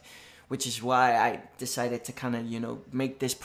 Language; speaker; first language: English; non-native, fluent; Spanish